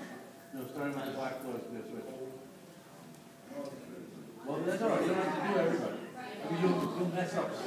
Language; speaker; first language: English; native; English